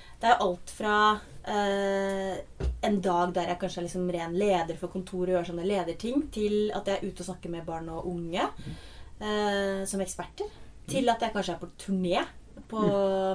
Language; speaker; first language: Norwegian; native; Norwegian